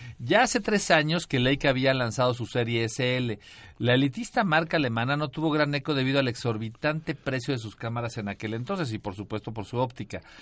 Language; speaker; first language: Spanish; native; Spanish